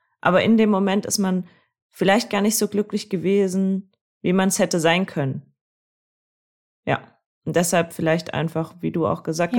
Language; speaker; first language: German; native; German